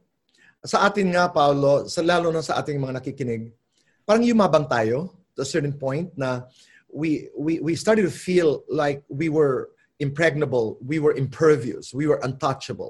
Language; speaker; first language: English; non-native, local second language; Filipino